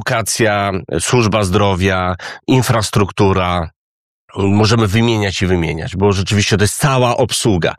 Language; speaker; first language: Polish; native; Polish